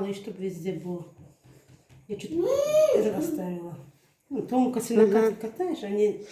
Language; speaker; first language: Russian; non-native, local second language; Chechen